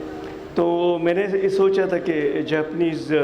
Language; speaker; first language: Hindi; non-native, fluent; Japanese